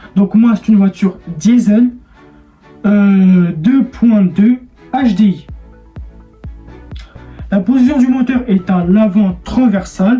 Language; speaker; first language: French; native; French